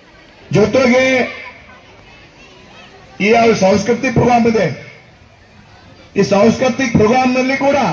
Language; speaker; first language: Kannada; non-native, local second language; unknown